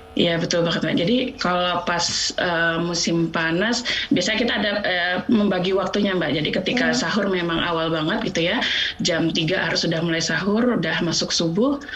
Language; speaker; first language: Indonesian; native; Indonesian